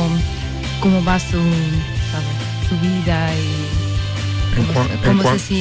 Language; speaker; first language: Spanish; non-native, learner; Russian